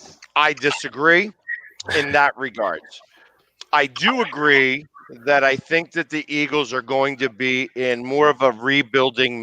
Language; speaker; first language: English; native; English